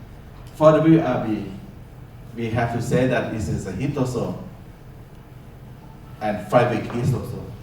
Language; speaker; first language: English; non-native, learner; Thai